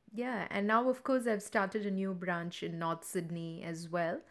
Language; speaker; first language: English; non-native, local second language; Tamil